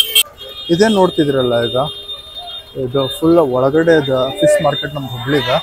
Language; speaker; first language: Kannada; native; Kannada